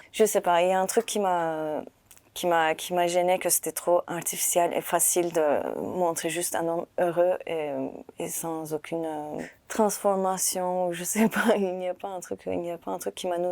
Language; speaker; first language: French; non-native, fluent; Turkish